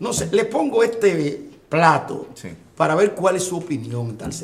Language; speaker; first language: Spanish; native; Spanish